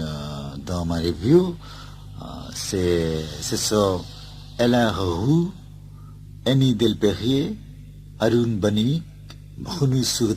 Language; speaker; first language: French; non-native, fluent; Bangla